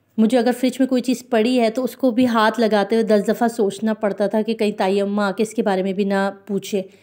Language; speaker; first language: Urdu; non-native, local second language; Punjabi